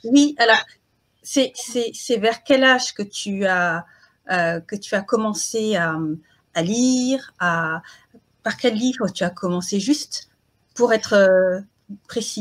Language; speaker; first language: French; native; French